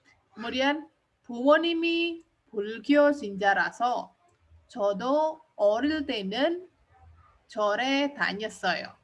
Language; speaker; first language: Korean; non-native, fluent; Indonesian